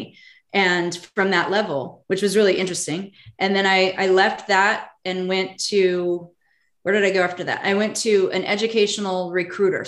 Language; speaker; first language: English; native; English